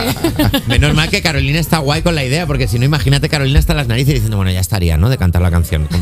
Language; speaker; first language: Spanish; native; Spanish